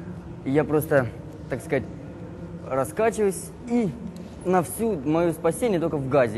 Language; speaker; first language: Russian; native; Russian